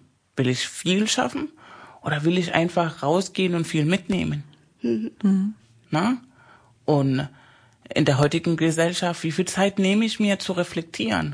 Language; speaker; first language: German; non-native, fluent; Spanish